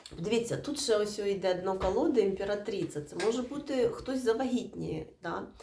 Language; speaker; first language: Ukrainian; native; Ukrainian